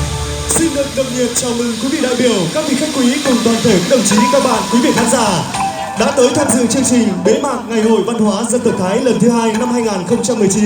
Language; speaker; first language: Vietnamese; native; Vietnamese